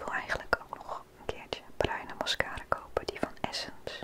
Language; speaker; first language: Dutch; native; Dutch